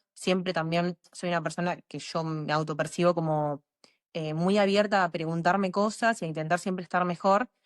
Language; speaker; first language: Spanish; native; Spanish